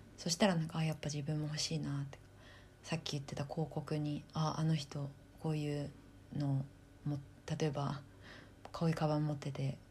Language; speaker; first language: Japanese; native; Japanese